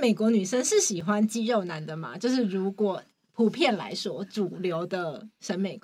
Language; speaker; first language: Chinese; native; Chinese